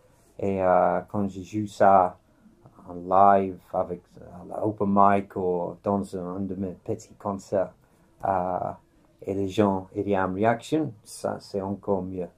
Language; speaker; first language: French; non-native, fluent; English